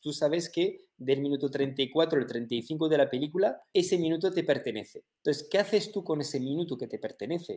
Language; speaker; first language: Spanish; native; Spanish